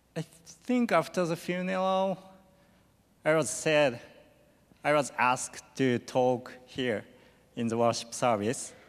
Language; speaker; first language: English; non-native, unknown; Japanese